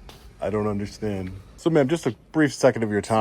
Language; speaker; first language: English; native; English